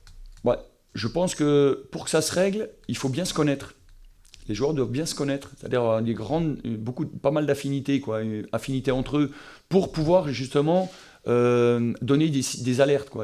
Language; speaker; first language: French; native; French